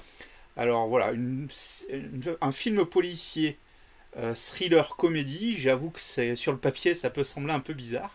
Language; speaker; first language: French; native; French